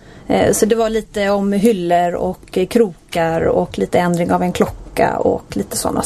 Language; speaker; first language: Swedish; native; Swedish